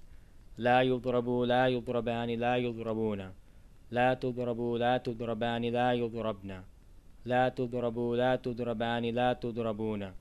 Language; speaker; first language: Arabic; non-native, fluent; English